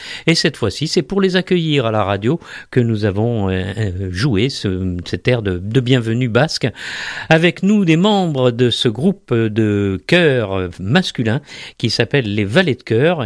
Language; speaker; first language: French; native; French